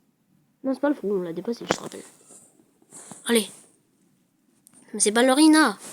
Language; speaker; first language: French; native; French